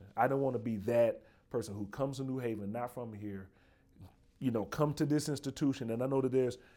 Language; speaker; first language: English; native; English